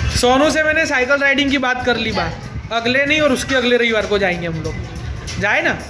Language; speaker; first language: Hindi; non-native, local second language; Marathi